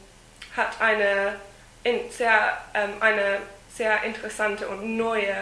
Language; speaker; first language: German; non-native, fluent; English